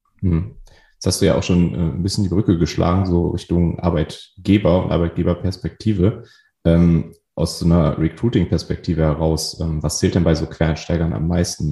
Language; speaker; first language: German; native; German